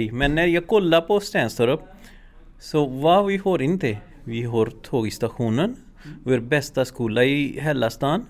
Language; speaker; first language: Swedish; non-native, learner; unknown